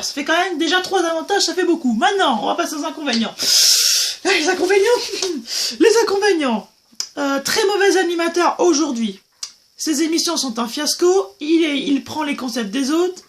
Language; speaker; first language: French; native; French